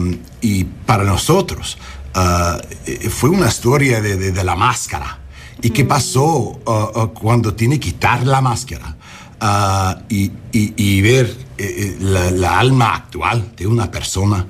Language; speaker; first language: Spanish; non-native, learner; English